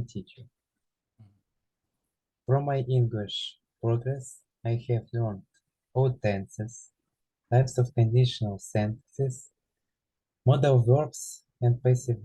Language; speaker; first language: English; non-native, learner; Ukrainian